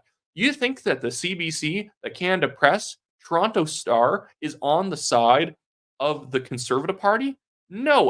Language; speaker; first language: English; native; English